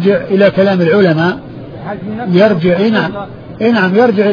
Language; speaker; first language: Arabic; native; Arabic